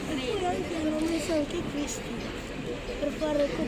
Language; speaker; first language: Italian; early bilingual, other home language; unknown